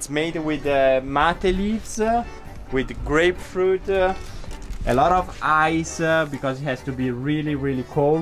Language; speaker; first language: English; non-native, learner; Italian